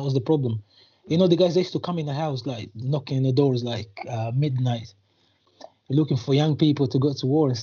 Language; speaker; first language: English; non-native, fluent; Portuguese